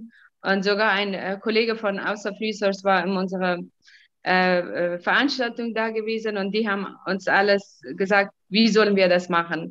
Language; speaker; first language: German; non-native, fluent; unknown